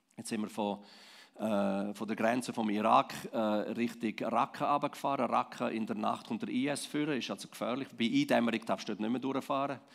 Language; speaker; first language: German; non-native, local second language; Romansh